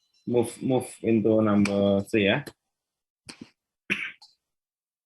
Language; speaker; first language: English; non-native, learner; Malay